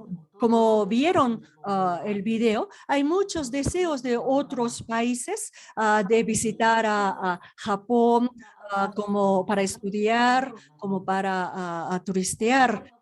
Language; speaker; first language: Spanish; non-native, fluent; Japanese